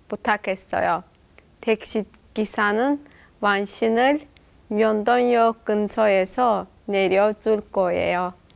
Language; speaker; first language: Korean; non-native, learner; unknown